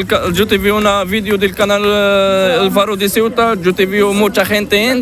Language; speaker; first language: Spanish; non-native, learner; Arabic